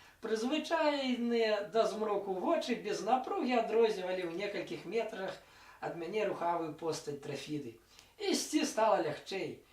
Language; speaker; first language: Belarusian; non-native, local second language; Russian